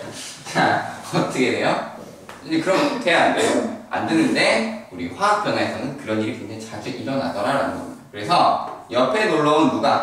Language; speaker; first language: Korean; native; Korean